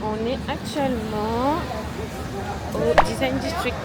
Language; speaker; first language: French; native; French